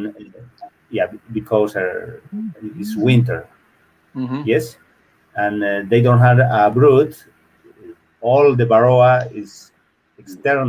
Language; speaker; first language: English; non-native, learner; Spanish